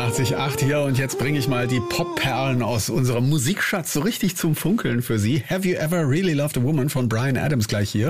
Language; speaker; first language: German; native; German